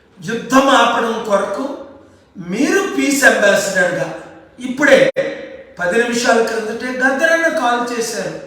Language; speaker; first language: Telugu; native; Telugu